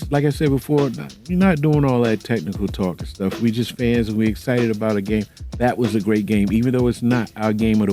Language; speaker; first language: English; native; English